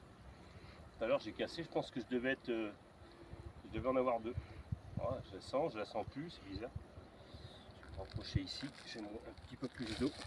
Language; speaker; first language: French; native; French